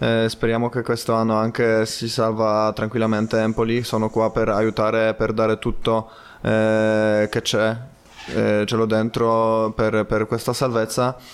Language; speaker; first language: Italian; non-native, fluent; Polish